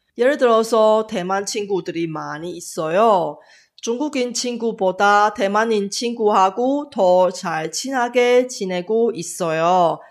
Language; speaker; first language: Korean; non-native, fluent; Chinese